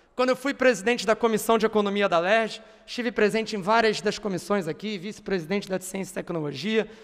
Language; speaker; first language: Portuguese; native; Portuguese